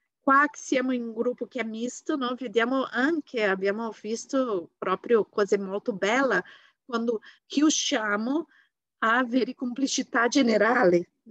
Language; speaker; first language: Italian; non-native, fluent; Portuguese